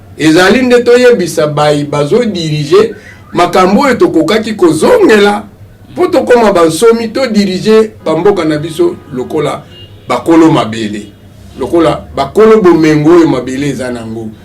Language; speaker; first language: Lingala; non-native, local second language; Kongo